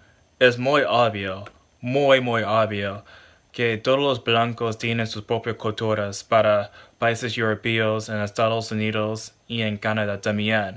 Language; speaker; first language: Spanish; non-native, learner; English